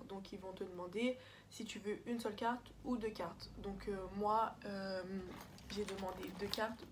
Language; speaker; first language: French; early bilingual, other home language; Portuguese